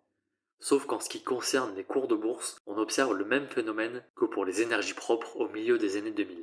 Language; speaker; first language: French; native; French